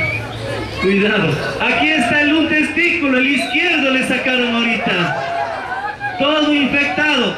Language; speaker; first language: Spanish; native; Spanish